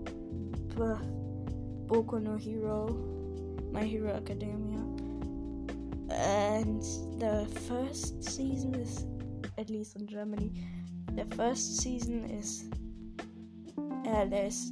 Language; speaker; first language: English; non-native, fluent; German